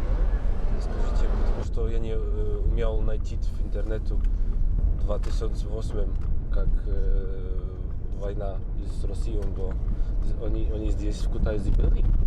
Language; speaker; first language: Russian; non-native, learner; Polish